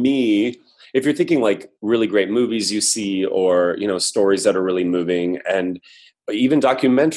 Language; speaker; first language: English; native; English